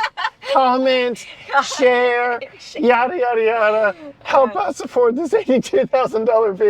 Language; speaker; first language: English; native; English